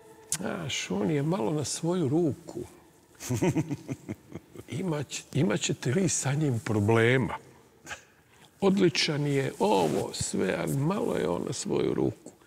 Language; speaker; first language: Serbian; native; Serbian